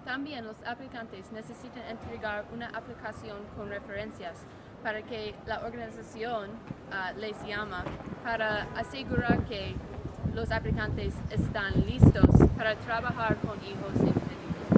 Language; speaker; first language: Spanish; non-native, learner; English